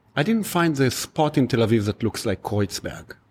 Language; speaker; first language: English; non-native, fluent; Hebrew